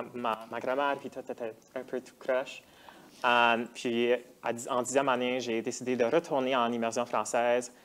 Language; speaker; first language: French; early bilingual, other home language; Tamil